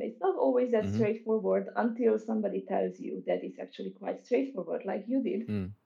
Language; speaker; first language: English; non-native, fluent; Hungarian